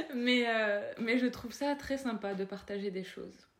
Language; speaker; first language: French; non-native, local second language; Arabic